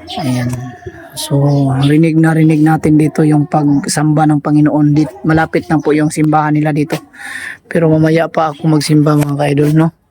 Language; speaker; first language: Filipino; non-native, local second language; Cebuano